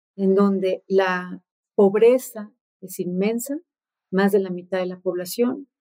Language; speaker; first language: Spanish; native; Spanish